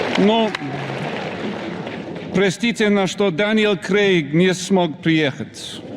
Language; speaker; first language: Russian; non-native, learner; English